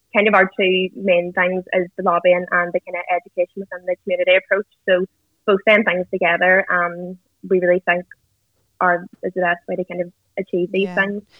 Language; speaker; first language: English; native; English